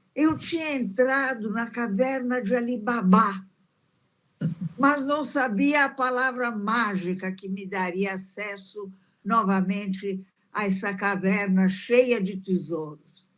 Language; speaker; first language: Portuguese; early bilingual, other home language; Italian